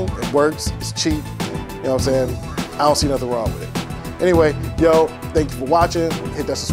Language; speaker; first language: English; native; English